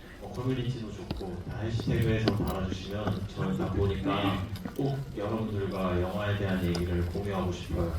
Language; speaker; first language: Korean; native; Korean